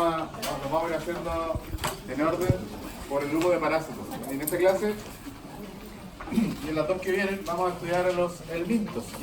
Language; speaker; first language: Spanish; native; Spanish